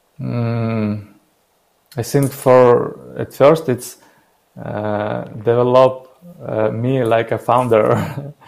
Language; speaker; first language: English; non-native, learner; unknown